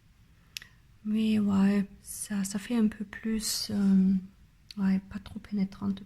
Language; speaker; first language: French; non-native, learner; German